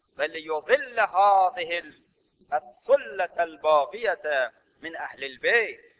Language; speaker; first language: Arabic; non-native, fluent; Persian